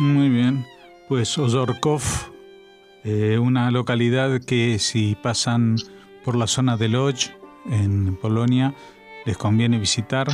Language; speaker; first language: Spanish; native; Spanish